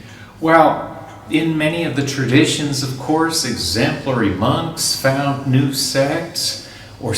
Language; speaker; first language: English; native; English